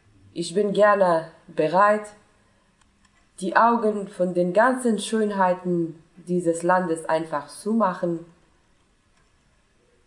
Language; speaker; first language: German; non-native, fluent; Persian